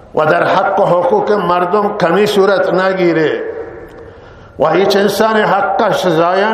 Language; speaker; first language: Persian; non-native, local second language; Baluchi